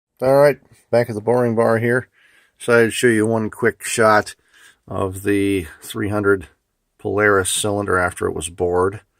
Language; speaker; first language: English; native; English